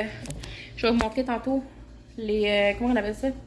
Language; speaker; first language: French; native; French